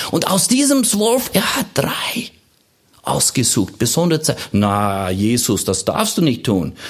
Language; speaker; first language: German; non-native, fluent; English